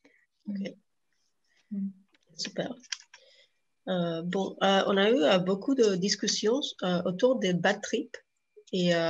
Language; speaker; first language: French; non-native, fluent; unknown